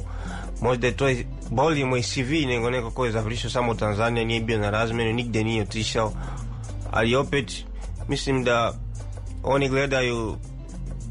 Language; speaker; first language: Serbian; non-native, fluent; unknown